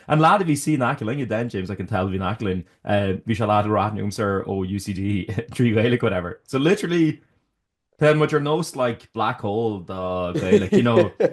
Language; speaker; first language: Irish; native; Irish